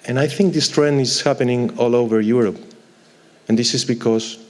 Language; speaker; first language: English; non-native, fluent; Galician